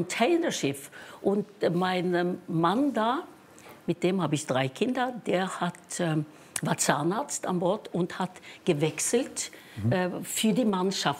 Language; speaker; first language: German; non-native, fluent; Norwegian